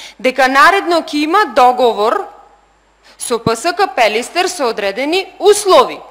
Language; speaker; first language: Macedonian; native; Macedonian